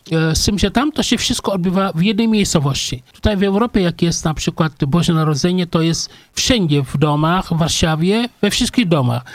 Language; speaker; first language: Polish; non-native, fluent; Wolof